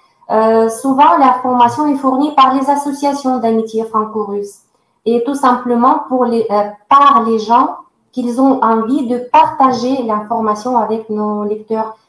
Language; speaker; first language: French; non-native, fluent; Russian